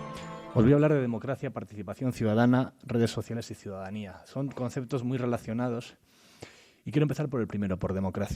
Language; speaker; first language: Spanish; native; Spanish